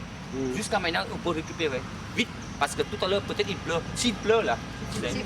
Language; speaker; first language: French; non-native, fluent; Vietnamese